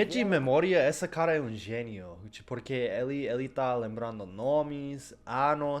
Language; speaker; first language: Portuguese; non-native, learner; English